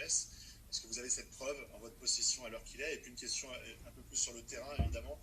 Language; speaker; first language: French; native; French